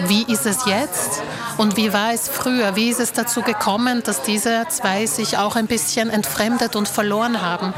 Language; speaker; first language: German; early bilingual, other home language; Slovak